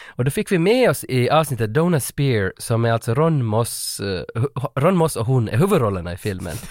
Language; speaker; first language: Swedish; native; Swedish